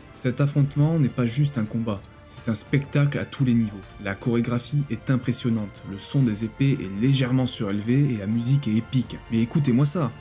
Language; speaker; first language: French; native; French